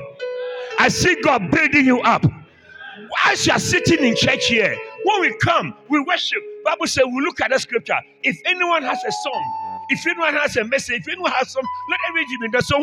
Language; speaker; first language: English; non-native, local second language; Akan